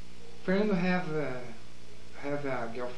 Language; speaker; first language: English; non-native, learner; Portuguese